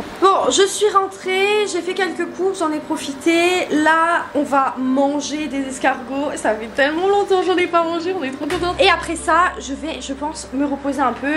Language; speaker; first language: French; native; French